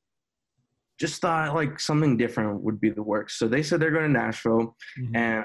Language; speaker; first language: English; native; English